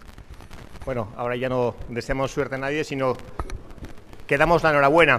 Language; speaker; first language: Spanish; native; Spanish